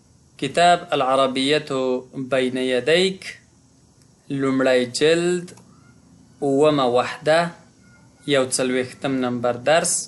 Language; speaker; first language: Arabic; non-native, fluent; Pashto